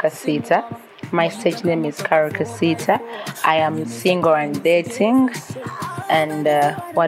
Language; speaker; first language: English; non-native, local second language; Ganda